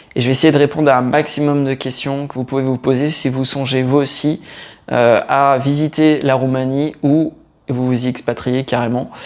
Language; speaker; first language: French; native; French